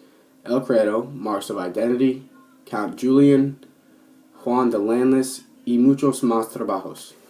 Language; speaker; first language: Spanish; non-native, learner; English